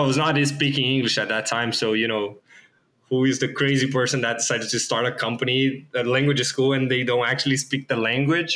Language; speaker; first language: English; non-native, fluent; Portuguese